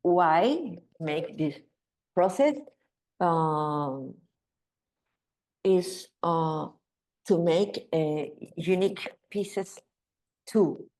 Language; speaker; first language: English; non-native, learner; Spanish